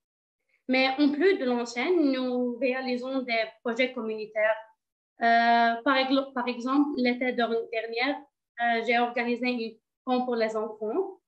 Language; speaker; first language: French; non-native, learner; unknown